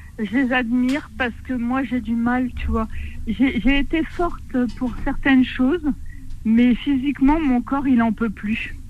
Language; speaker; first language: French; native; French